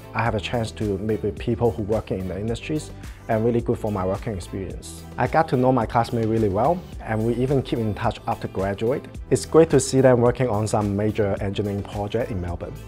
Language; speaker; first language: English; non-native, local second language; Cantonese